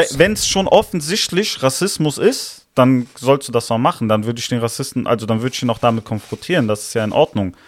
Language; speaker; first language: German; early bilingual, other home language; Italian